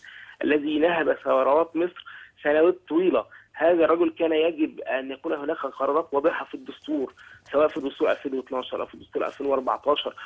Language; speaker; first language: Arabic; native; Arabic